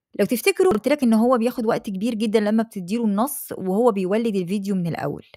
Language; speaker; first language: Arabic; native; Arabic